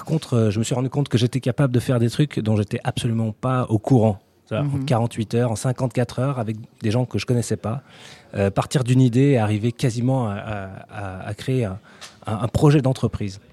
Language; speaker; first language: French; native; French